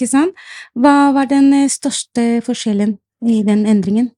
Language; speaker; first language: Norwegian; non-native, fluent; Spanish